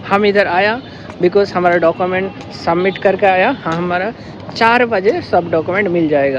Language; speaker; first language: Hindi; non-native, learner; Bangla